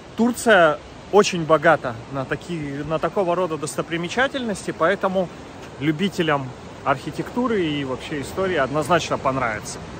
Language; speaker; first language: Russian; native; Russian